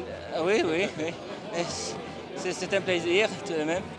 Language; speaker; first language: French; non-native, learner; English